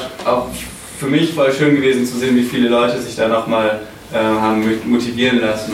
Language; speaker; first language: German; native; German